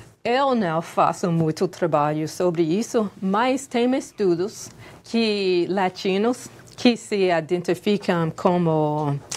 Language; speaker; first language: Portuguese; non-native, fluent; English